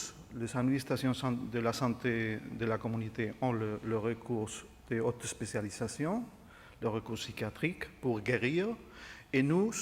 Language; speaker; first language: French; non-native, fluent; Spanish